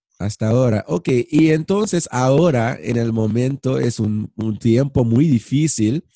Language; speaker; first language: Spanish; non-native, fluent; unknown